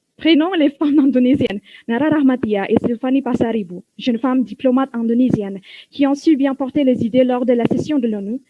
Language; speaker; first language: French; non-native, fluent; Indonesian